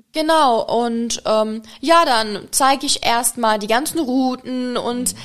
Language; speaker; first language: German; non-native, fluent; Czech